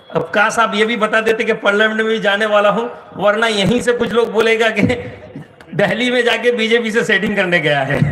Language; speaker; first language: Hindi; non-native, local second language; Bangla